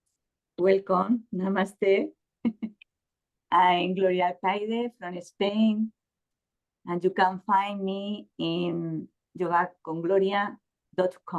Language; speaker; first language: English; non-native, learner; Spanish